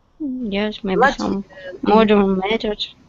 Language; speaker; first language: English; non-native, learner; Russian